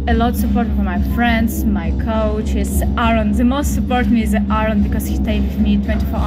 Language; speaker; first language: English; non-native, fluent; Ukrainian